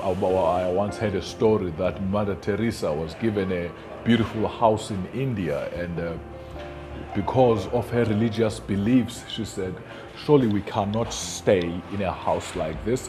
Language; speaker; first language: English; non-native, local second language; Xhosa